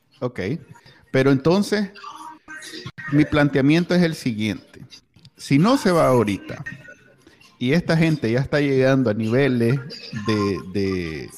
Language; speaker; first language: Spanish; native; Spanish